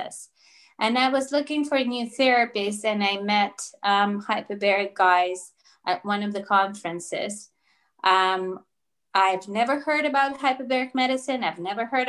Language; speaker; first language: English; non-native, fluent; Russian